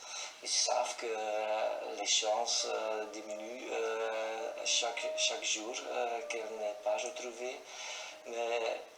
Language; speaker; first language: French; non-native, local second language; Dutch